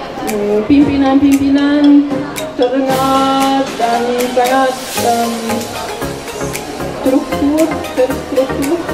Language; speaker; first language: Indonesian; non-native, learner; German